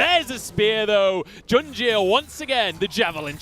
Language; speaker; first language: English; native; English